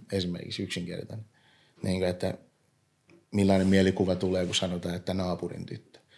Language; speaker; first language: Finnish; early bilingual, other home language; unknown